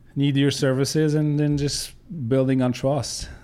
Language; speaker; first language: English; non-native, fluent; Polish